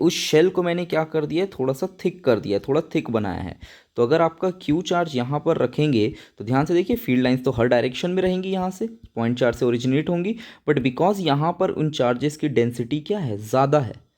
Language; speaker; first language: Hindi; native; Hindi